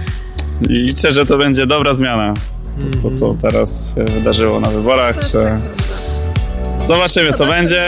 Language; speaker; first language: Polish; native; Polish